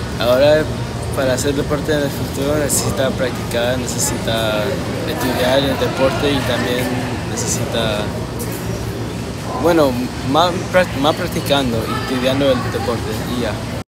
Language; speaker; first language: Spanish; early bilingual, heritage; Spanish